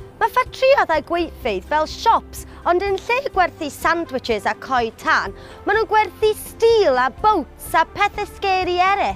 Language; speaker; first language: Welsh; native; Welsh